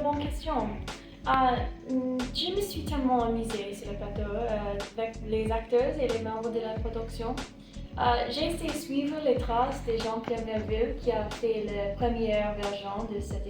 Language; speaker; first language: French; non-native, learner; English